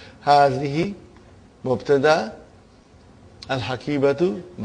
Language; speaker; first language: Arabic; non-native, fluent; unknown